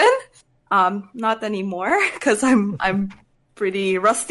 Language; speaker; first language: English; non-native, local second language; Cebuano